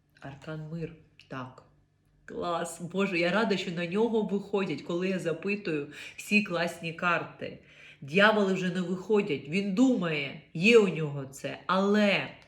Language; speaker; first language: Ukrainian; non-native, local second language; Russian